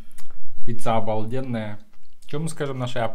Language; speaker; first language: Russian; native; Russian